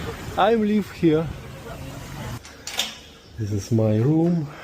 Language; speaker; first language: English; non-native, learner; Russian